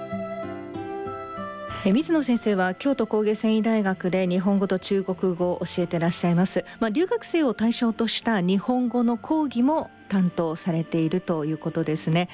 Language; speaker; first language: Japanese; native; Japanese